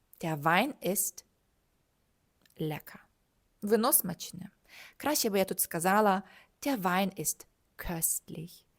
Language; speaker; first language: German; non-native, fluent; Ukrainian